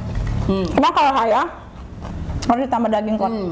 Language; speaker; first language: Indonesian; native; Indonesian